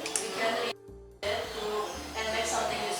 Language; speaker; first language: English; non-native, learner; Indonesian